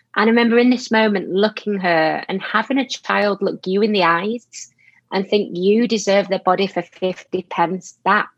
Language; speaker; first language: English; native; English